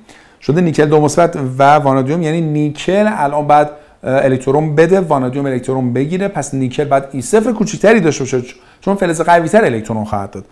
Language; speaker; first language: Persian; native; Persian